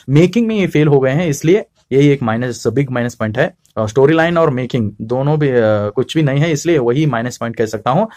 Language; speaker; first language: Hindi; non-native, local second language; Kannada